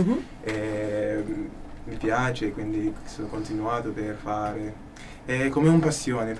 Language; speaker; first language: Italian; non-native, learner; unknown